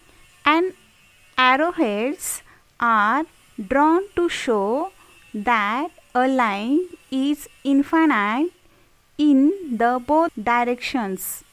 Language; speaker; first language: English; non-native, local second language; Marathi